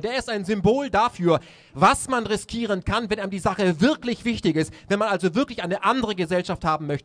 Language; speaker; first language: German; native; German